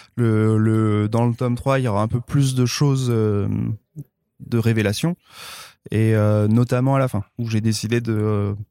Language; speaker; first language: French; native; French